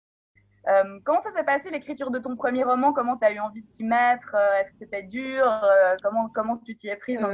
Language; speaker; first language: French; native; French